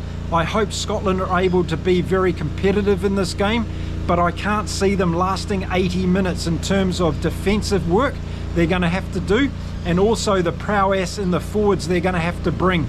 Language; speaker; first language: English; native; English